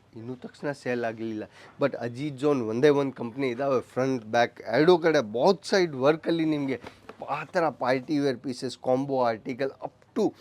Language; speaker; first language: Kannada; non-native, local second language; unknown